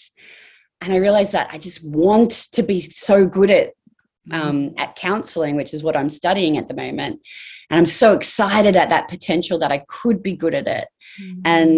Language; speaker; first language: English; native; English